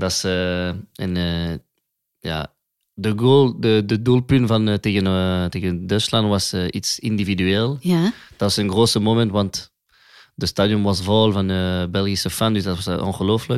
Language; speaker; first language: Dutch; non-native, local second language; French